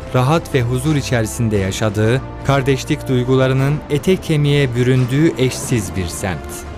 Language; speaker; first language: Turkish; native; Turkish